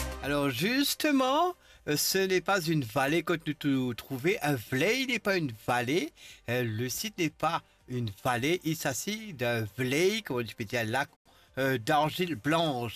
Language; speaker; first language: French; non-native, local second language; Morisyen